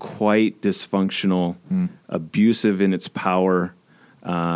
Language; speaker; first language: English; native; English